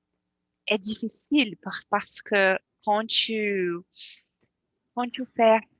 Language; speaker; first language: French; non-native, learner; Portuguese